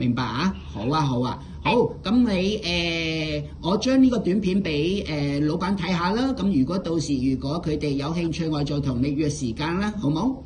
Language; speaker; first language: Cantonese; native; Cantonese